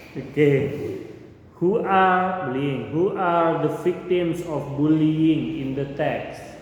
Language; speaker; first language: English; non-native, local second language; Indonesian